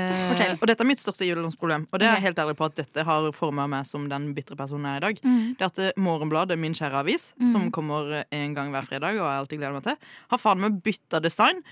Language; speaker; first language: Norwegian; native; Norwegian